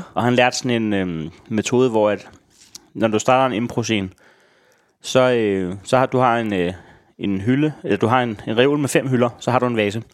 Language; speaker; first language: Danish; native; Danish